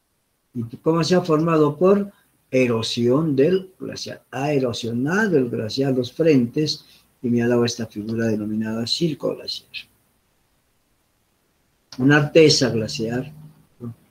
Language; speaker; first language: Spanish; native; Spanish